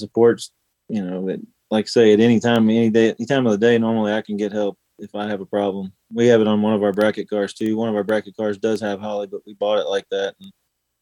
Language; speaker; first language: English; native; English